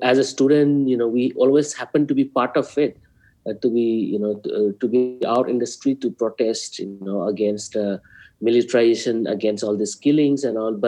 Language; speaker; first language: English; non-native, local second language; Manipuri